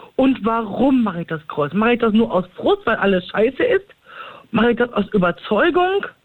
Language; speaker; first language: German; native; German